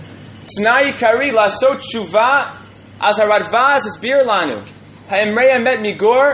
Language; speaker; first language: Hebrew; non-native, fluent; English